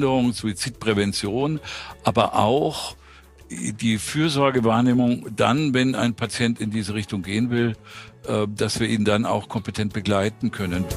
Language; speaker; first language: German; native; German